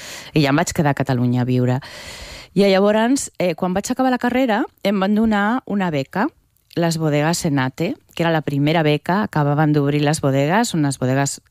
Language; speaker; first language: Catalan; native; Catalan